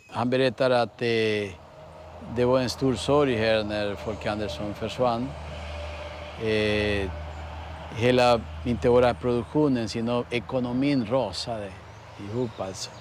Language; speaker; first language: Swedish; early bilingual, heritage; Swedish